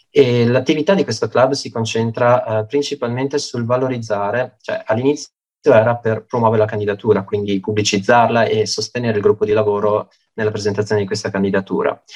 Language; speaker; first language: Italian; native; Italian